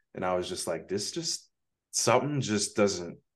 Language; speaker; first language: English; native; English